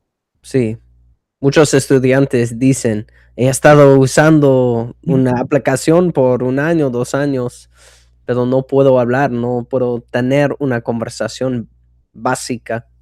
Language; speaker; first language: Spanish; non-native, fluent; English